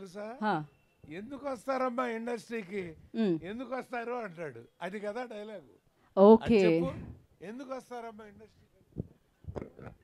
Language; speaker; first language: Telugu; native; Telugu